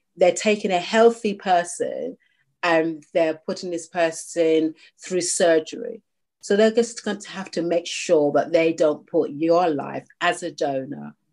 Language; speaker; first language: English; native; English